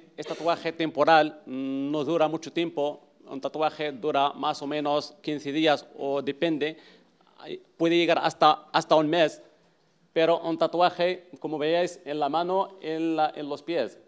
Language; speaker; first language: Spanish; non-native, learner; Arabic